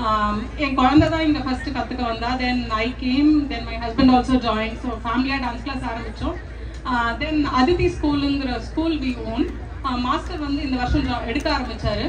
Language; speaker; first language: Tamil; native; Tamil